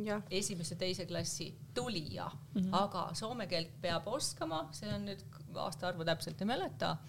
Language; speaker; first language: Estonian; native; Estonian